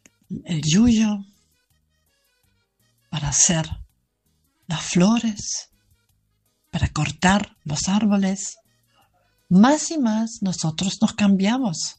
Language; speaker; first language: Spanish; non-native, learner; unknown